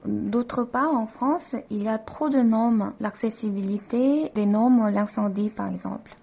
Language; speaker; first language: French; non-native, fluent; Korean